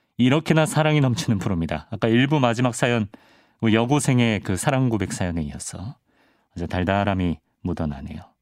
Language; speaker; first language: Korean; native; Korean